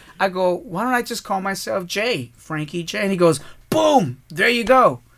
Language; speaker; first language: English; early bilingual, other home language; Spanish